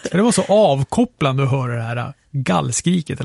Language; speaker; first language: Swedish; native; Swedish